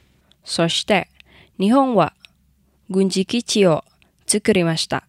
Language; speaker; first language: Japanese; non-native, fluent; Indonesian